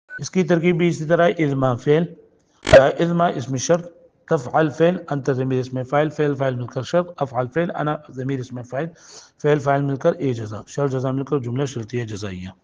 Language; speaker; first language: Urdu; non-native, local second language; Pashto